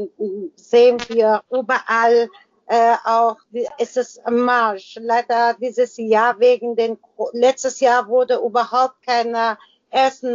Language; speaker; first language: German; non-native, learner; Persian